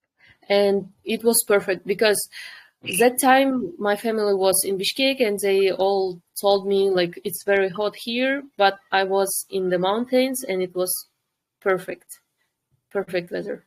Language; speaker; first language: English; non-native, fluent; Kyrgyz